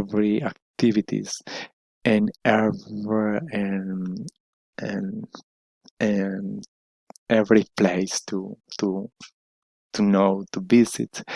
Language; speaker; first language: English; non-native, learner; Spanish